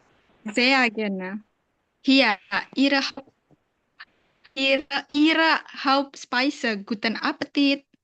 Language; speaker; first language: German; non-native, learner; Indonesian